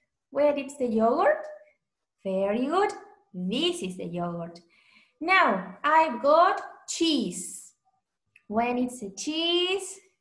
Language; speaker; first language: English; non-native, fluent; Spanish